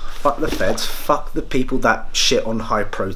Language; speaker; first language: English; native; English